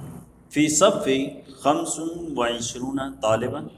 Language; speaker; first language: Arabic; non-native, learner; Urdu